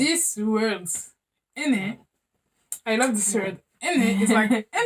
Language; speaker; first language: English; non-native, learner; French